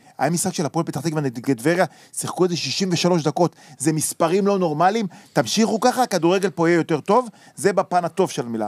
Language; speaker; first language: Hebrew; native; Hebrew